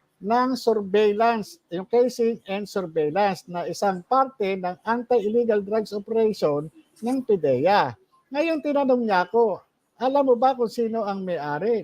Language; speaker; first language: Filipino; native; Filipino